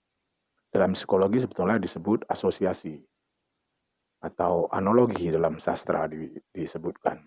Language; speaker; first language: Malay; non-native, local second language; Achinese